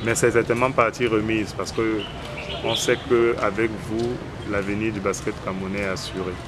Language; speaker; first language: French; native; French